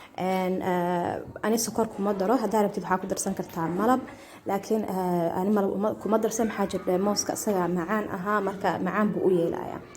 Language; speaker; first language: Somali; early bilingual, heritage; Somali